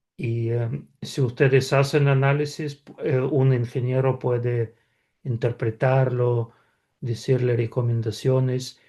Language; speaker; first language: Spanish; non-native, fluent; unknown